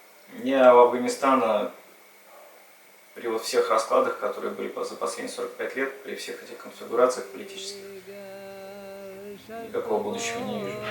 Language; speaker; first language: Russian; native; Russian